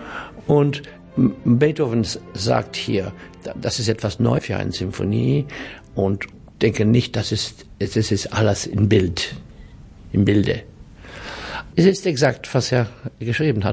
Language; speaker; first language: German; non-native, learner; English